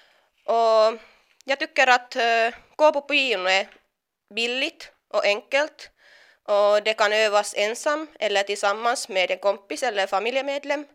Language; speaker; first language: Swedish; non-native, local second language; Finnish